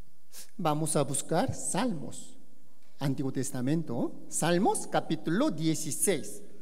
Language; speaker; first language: Spanish; non-native, learner; Korean